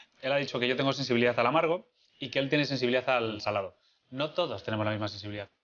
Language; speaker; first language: Spanish; native; Spanish